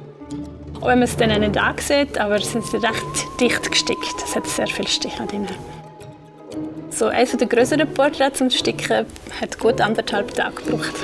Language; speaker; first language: German; native; German